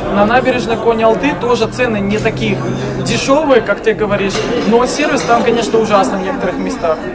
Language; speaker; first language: Russian; native; Russian